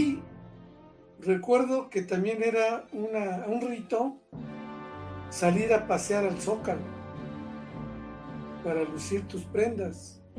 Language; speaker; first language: Spanish; native; Spanish